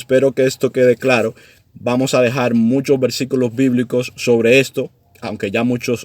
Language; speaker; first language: Spanish; native; Spanish